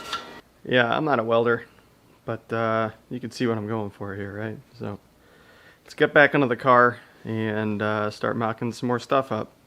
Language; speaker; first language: English; native; English